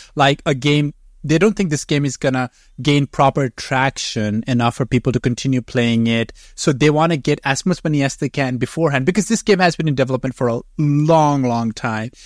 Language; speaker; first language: English; non-native, fluent; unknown